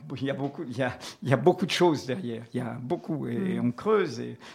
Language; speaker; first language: French; native; French